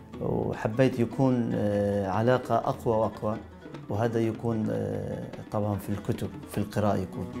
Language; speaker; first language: Arabic; non-native, local second language; Turkish